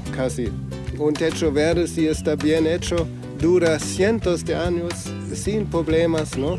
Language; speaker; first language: Spanish; non-native, fluent; German